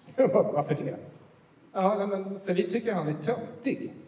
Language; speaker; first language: Swedish; native; Swedish